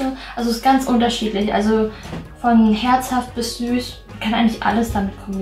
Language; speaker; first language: German; native; German